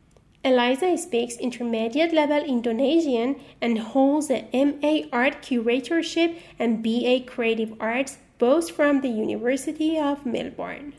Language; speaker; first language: English; non-native, fluent; Persian